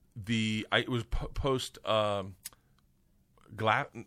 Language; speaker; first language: English; native; English